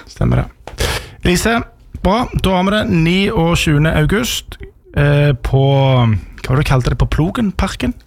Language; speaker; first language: Norwegian; native; Norwegian